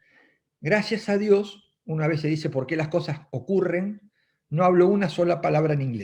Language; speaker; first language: Spanish; native; Spanish